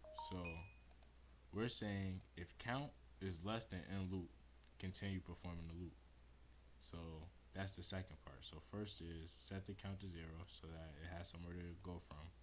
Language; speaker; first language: English; native; English